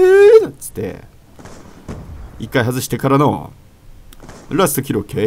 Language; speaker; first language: Japanese; native; Japanese